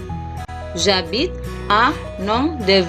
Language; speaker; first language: French; non-native, fluent; Indonesian